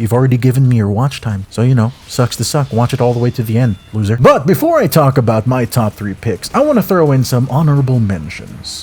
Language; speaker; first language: English; native; English